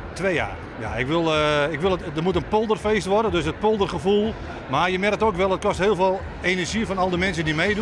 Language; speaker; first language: Dutch; native; Dutch